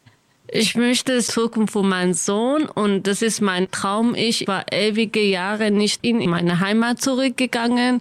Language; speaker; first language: German; non-native, learner; Kurdish